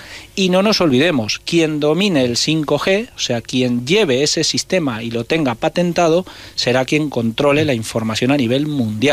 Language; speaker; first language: Spanish; native; Spanish